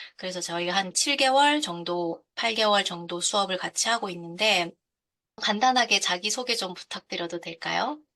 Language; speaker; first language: Korean; native; Korean